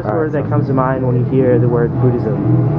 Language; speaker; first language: English; native; English